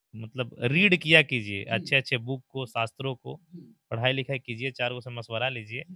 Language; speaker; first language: Hindi; native; Hindi